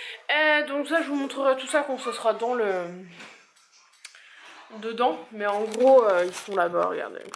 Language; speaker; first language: French; native; French